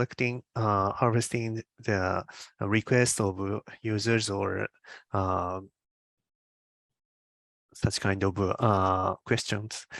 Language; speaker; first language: English; non-native, learner; Japanese